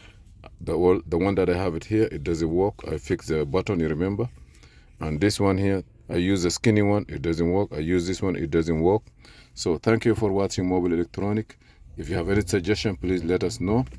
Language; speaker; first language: English; non-native, fluent; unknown